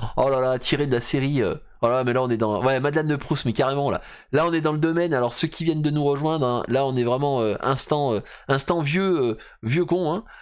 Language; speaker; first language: French; native; French